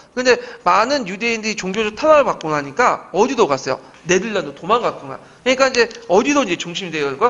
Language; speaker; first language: Korean; native; Korean